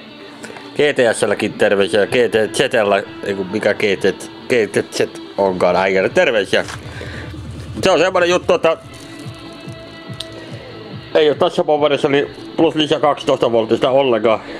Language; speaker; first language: Finnish; native; Finnish